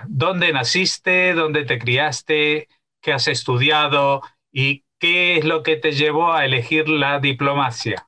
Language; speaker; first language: Spanish; native; Spanish